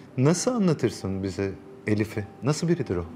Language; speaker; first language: Turkish; native; Turkish